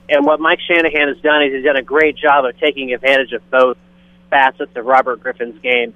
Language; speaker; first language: English; native; English